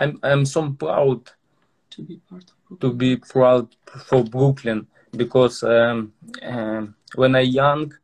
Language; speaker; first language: English; non-native, learner; Russian